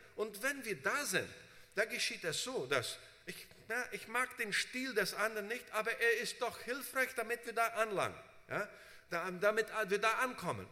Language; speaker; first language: German; early bilingual, heritage; Portuguese